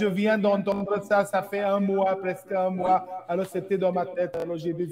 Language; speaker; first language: French; non-native, fluent; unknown